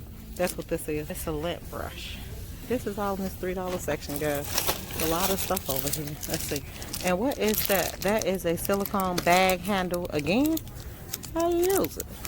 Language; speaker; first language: English; native; English